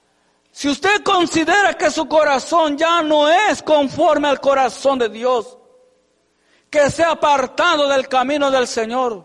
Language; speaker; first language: Spanish; native; Spanish